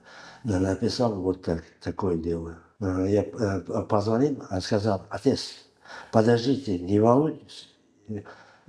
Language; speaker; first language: Russian; non-native, learner; Uzbek